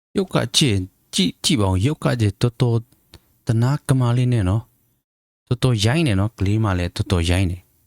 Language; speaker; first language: Burmese; native; Burmese